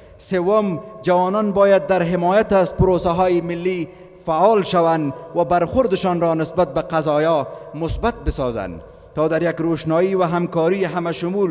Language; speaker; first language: Persian; native; Persian